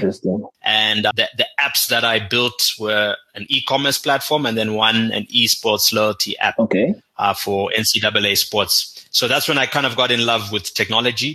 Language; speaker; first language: English; non-native, local second language; Shona